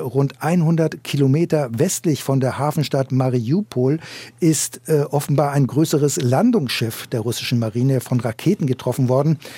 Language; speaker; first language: German; native; German